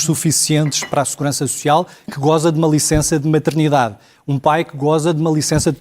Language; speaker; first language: Portuguese; native; Portuguese